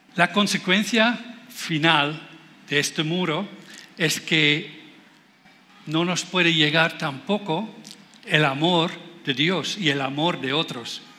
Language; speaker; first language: Spanish; non-native, fluent; Dutch